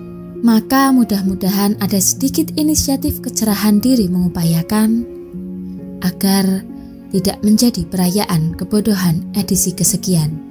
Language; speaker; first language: Indonesian; native; Indonesian